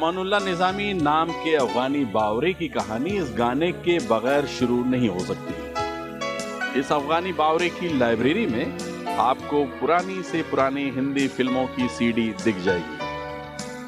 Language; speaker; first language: Hindi; native; Hindi